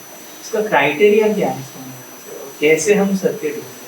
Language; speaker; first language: Hindi; native; Hindi